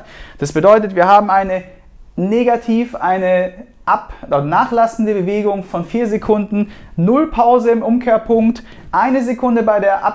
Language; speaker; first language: German; native; German